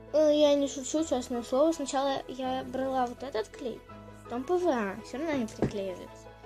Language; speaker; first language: Russian; native; Russian